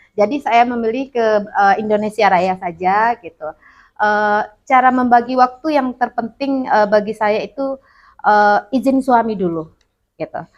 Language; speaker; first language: Indonesian; non-native, local second language; Minangkabau